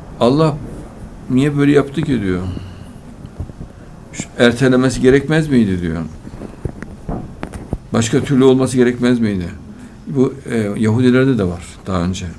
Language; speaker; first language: Turkish; native; Turkish